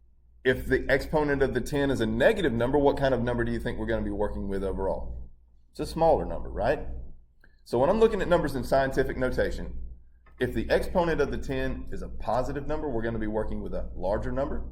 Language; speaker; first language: English; native; English